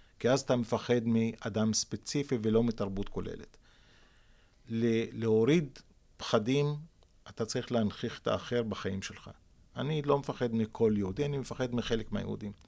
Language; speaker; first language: Hebrew; non-native, local second language; Arabic